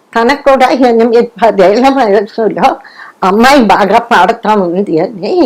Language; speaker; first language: Telugu; non-native, local second language; Kannada